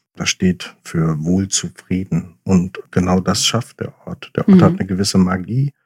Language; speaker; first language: German; native; German